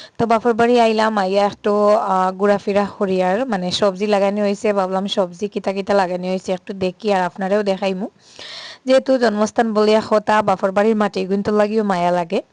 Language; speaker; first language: Bangla; native; Bangla